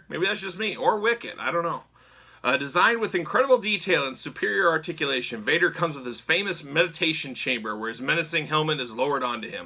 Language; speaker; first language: English; native; English